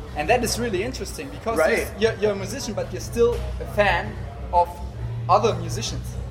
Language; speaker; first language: English; non-native, fluent; German